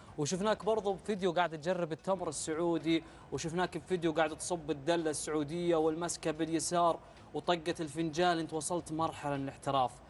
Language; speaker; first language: Arabic; native; Arabic